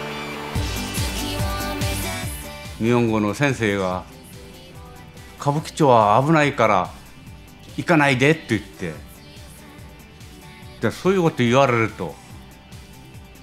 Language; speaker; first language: Japanese; non-native, fluent; Korean